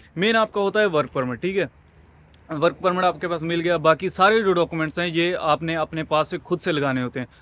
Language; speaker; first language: Hindi; non-native, local second language; Punjabi